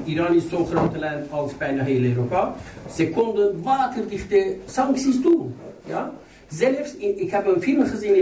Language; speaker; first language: Dutch; non-native, fluent; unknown